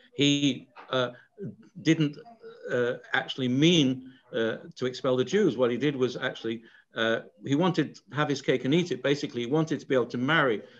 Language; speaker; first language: English; native; English